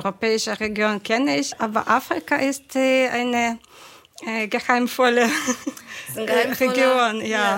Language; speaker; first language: German; non-native, fluent; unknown